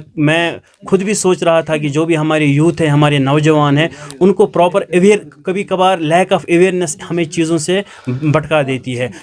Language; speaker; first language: Urdu; non-native, local second language; Kashmiri